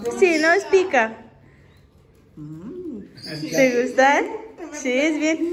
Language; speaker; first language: Spanish; early bilingual, heritage; Spanish